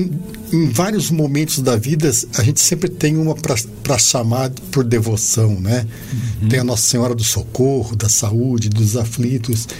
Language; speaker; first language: Portuguese; native; Portuguese